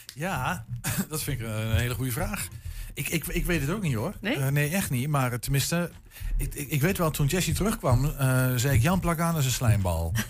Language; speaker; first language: Dutch; native; Dutch